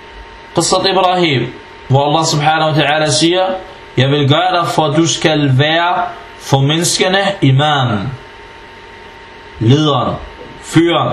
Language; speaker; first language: Danish; non-native, fluent; Arabic